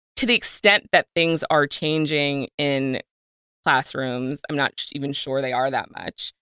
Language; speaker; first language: English; native; English